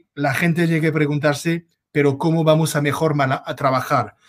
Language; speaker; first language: Spanish; non-native, fluent; French